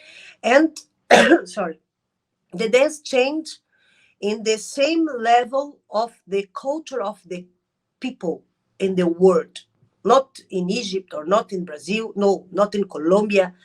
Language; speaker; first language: English; non-native, learner; Arabic